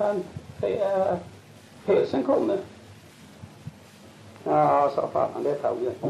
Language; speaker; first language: Swedish; native; Swedish